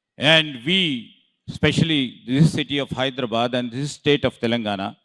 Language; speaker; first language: English; non-native, local second language; Telugu